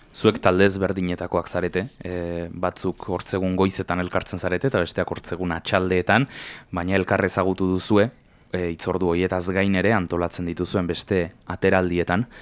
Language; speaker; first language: Basque; native; Basque